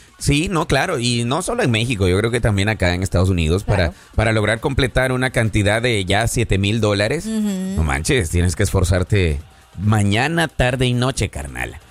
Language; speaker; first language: Spanish; native; Spanish